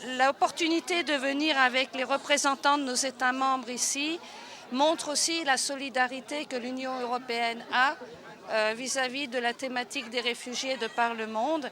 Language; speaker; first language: French; native; French